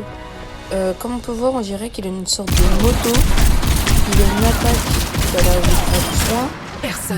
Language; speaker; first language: French; native; French